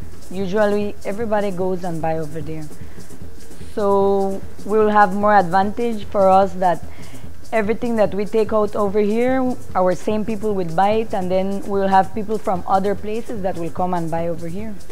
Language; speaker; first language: English; native; English